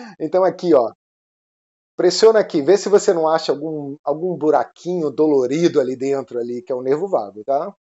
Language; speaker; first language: Portuguese; non-native, fluent; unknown